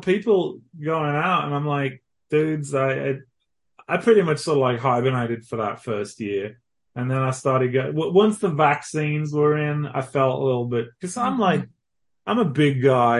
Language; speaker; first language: English; native; English